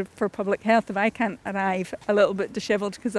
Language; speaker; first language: English; native; English